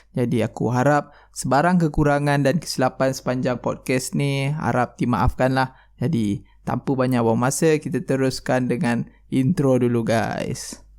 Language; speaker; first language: Malay; native; Malay